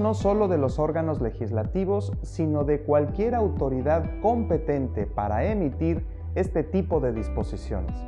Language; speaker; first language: Spanish; native; Spanish